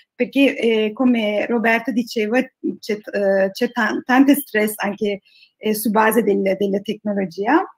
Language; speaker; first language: Italian; non-native, learner; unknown